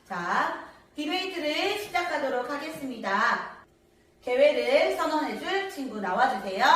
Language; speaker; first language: Korean; native; Korean